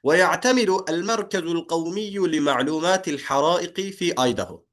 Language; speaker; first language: Arabic; non-native, fluent; Turkish